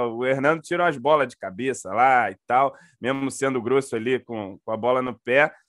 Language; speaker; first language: Portuguese; native; Portuguese